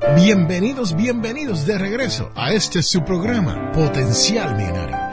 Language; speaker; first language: Spanish; early bilingual, heritage; Spanish